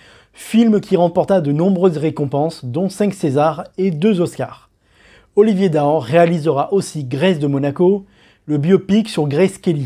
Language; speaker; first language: French; native; French